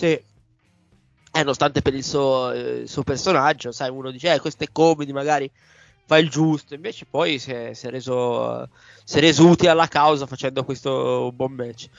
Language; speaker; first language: Italian; native; Italian